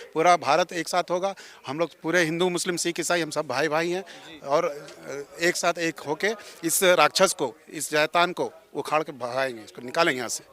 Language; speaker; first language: Hindi; non-native, local second language; Malayalam